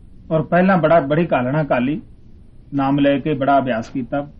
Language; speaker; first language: Punjabi; native; Punjabi